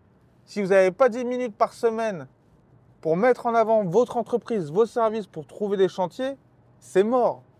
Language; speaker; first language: French; native; French